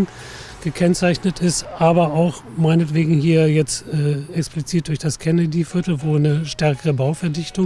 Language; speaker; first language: German; native; German